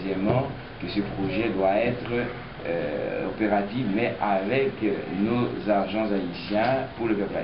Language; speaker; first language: French; non-native, local second language; Haitian Creole